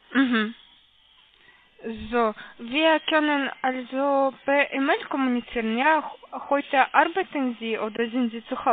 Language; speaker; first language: German; non-native, learner; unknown